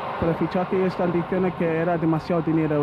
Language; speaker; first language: Spanish; non-native, learner; English